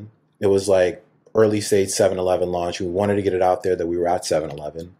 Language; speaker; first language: English; native; English